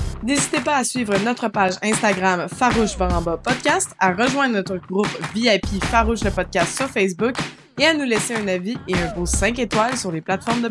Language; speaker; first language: French; native; French